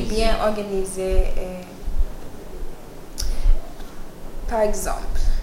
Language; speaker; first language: French; non-native, learner; English